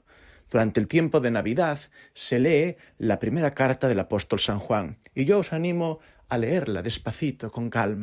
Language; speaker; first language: Spanish; native; Spanish